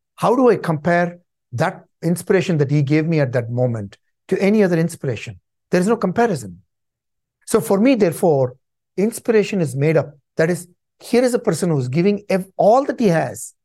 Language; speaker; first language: English; non-native, local second language; Tamil